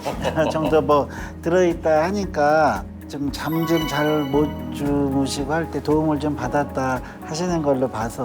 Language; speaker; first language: Korean; native; Korean